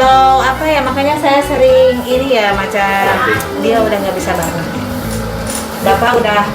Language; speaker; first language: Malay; non-native, local second language; Sundanese